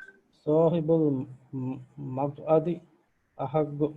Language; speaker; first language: Arabic; non-native, learner; Divehi